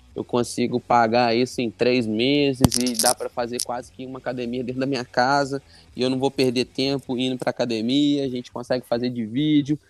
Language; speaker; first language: Portuguese; native; Portuguese